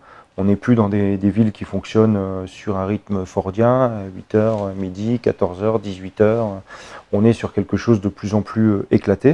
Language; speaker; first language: French; native; French